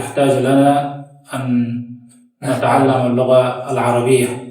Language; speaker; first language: Arabic; non-native, learner; Bangla